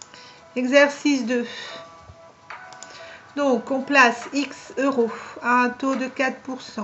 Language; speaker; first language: French; native; French